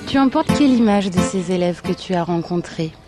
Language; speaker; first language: French; native; French